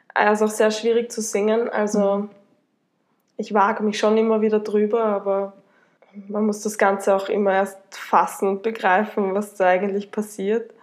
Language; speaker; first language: German; native; German